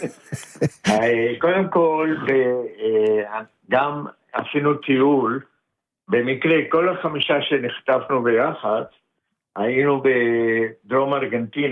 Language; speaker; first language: Hebrew; non-native, fluent; Spanish